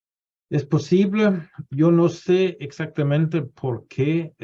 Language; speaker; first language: Spanish; non-native, fluent; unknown